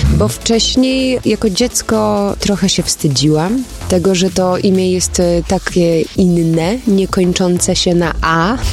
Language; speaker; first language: Polish; early bilingual, heritage; Polish